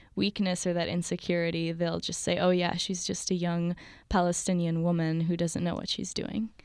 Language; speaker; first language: English; native; English